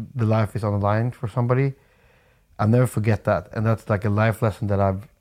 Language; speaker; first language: English; non-native, fluent; Swedish